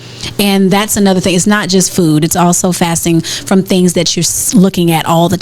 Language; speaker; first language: English; native; English